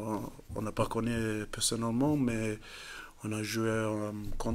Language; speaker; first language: French; non-native, fluent; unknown